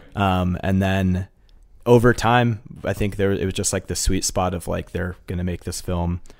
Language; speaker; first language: English; native; English